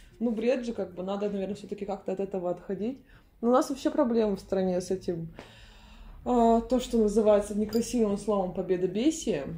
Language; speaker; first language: Russian; native; Russian